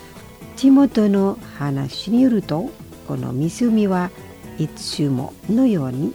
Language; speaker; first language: Japanese; non-native, fluent; Indonesian